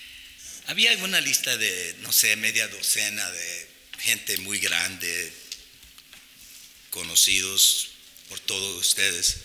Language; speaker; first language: Spanish; non-native, fluent; English